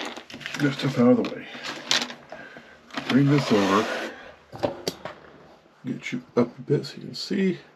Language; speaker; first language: English; native; English